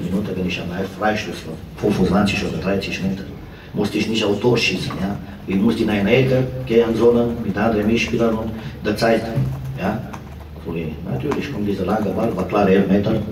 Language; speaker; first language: German; non-native, learner; Romanian